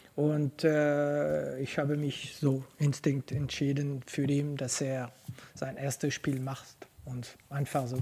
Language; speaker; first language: German; non-native, local second language; French